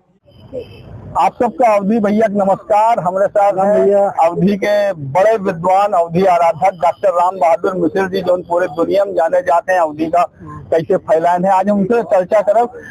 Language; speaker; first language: Hindi; native; Hindi